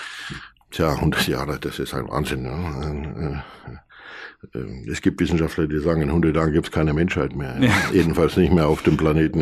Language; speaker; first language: German; native; German